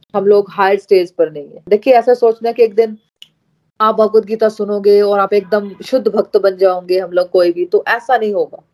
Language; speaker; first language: Hindi; native; Hindi